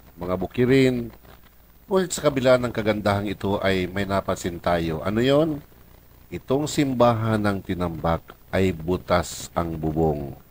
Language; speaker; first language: Filipino; non-native, local second language; Bikol